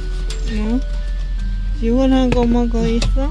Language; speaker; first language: Korean; non-native, learner; Lao